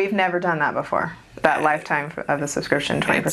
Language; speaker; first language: English; native; English